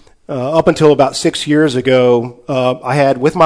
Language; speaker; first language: English; native; English